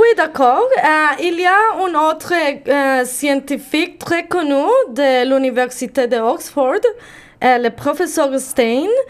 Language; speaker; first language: French; non-native, learner; Spanish